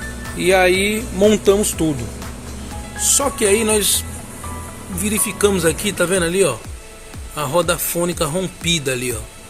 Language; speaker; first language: Portuguese; native; Portuguese